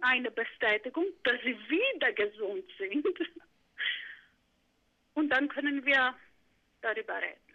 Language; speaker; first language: German; non-native, fluent; Greek